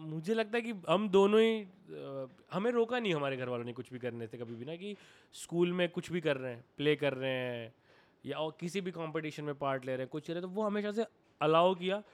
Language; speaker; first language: Hindi; native; Hindi